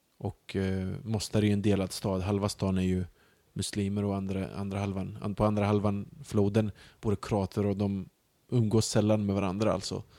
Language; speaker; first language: Swedish; early bilingual, other home language; Bosnian